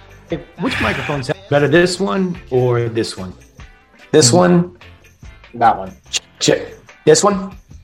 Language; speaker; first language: English; native; English